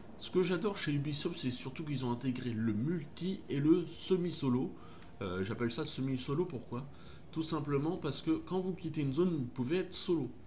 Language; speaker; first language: French; native; French